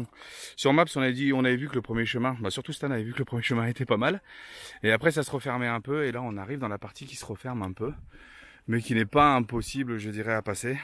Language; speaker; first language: French; native; French